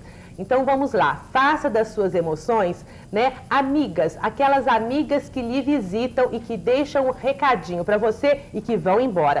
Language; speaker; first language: Portuguese; native; Portuguese